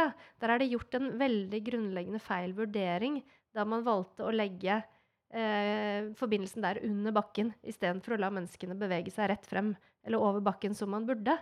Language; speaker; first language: Norwegian; native; Norwegian